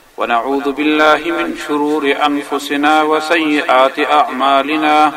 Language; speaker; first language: Urdu; non-native, local second language; Pashto